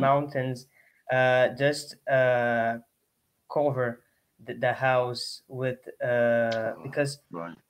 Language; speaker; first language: English; non-native, learner; Portuguese